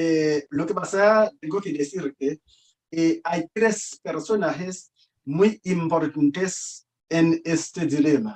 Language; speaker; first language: Spanish; non-native, learner; Haitian Creole